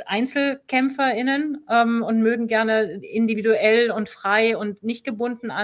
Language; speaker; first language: German; native; German